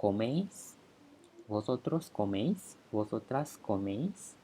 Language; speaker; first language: Spanish; non-native, fluent; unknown